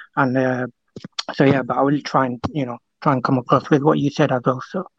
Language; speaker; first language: English; non-native, local second language; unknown